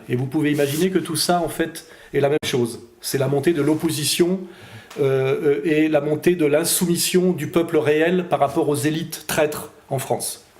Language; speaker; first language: French; native; French